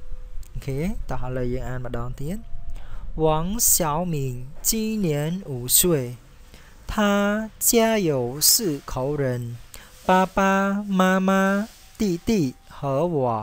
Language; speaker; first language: Chinese; non-native, learner; Khmer